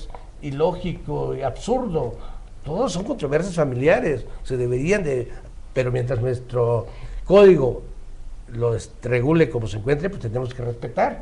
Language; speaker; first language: Spanish; native; Spanish